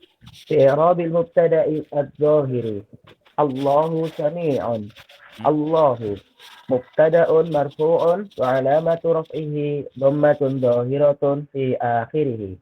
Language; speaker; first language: Arabic; non-native, learner; Indonesian